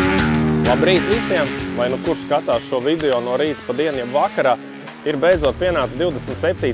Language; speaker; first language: Latvian; native; Latvian